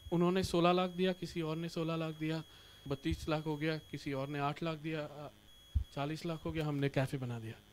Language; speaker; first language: Hindi; non-native, local second language; Marathi